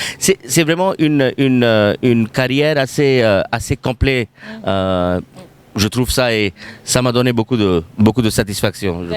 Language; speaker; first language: French; non-native, fluent; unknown